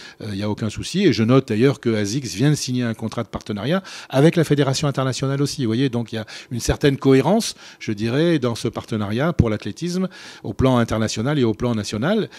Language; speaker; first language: French; native; French